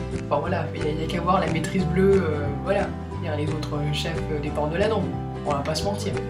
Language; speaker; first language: French; native; French